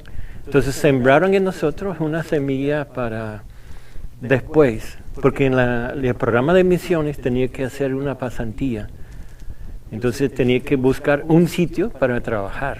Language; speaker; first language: Spanish; non-native, fluent; English